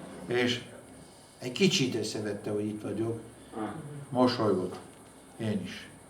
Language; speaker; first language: Hungarian; non-native, fluent; French